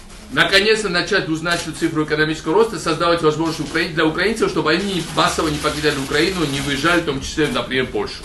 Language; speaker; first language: Russian; non-native, local second language; Georgian